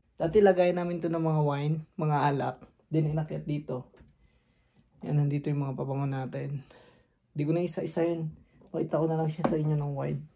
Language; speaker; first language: Filipino; native; Filipino